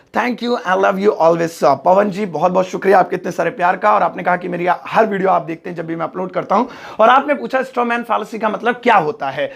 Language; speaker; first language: Hindi; native; Hindi